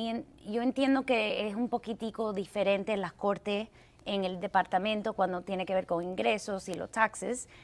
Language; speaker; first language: Spanish; early bilingual, heritage; Spanish